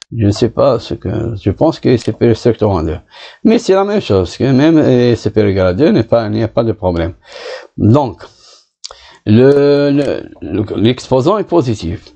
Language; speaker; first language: French; non-native, local second language; Arabic